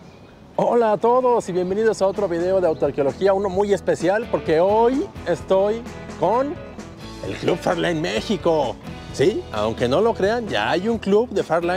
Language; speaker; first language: Spanish; native; Spanish